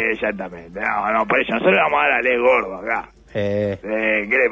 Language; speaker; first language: Spanish; native; Spanish